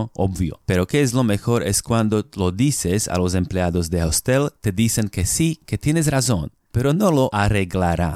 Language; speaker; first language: Spanish; non-native, fluent; Slovak